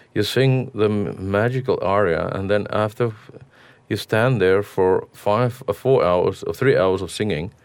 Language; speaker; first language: English; non-native, local second language; Afrikaans